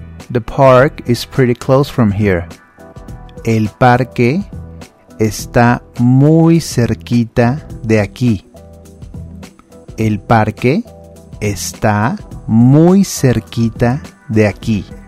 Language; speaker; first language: Spanish; native; Spanish